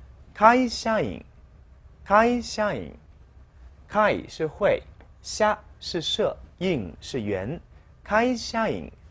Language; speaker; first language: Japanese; non-native, fluent; Chinese